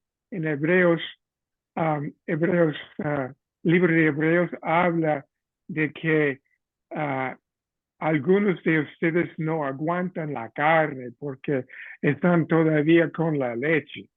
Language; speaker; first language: Spanish; non-native, fluent; English